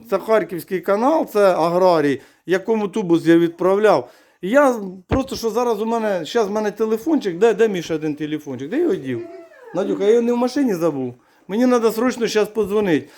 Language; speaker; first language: Ukrainian; native; Ukrainian